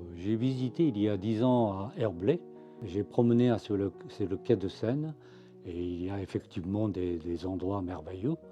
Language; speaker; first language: French; non-native, fluent; Japanese